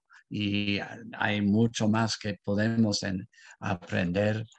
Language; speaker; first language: Spanish; non-native, fluent; English